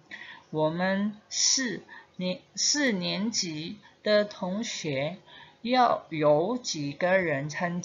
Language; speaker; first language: Chinese; non-native, fluent; Indonesian